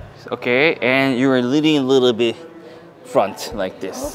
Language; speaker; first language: English; non-native, learner; Korean